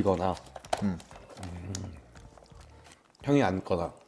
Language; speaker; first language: Korean; native; Korean